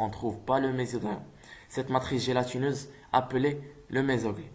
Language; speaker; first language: French; non-native, local second language; Arabic